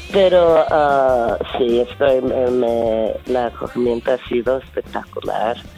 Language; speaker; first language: Spanish; non-native, fluent; English